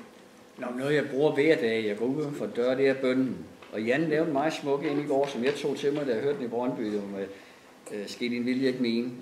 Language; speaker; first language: Danish; native; Danish